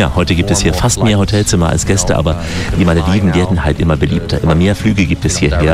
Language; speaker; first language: German; native; German